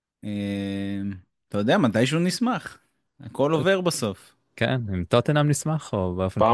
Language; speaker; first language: Hebrew; native; Hebrew